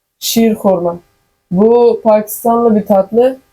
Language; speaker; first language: Turkish; non-native, fluent; Urdu